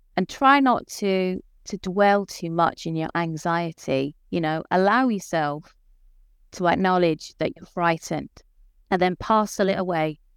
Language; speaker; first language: English; native; English